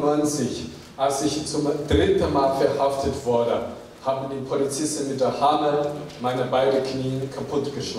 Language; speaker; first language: German; non-native, fluent; Chinese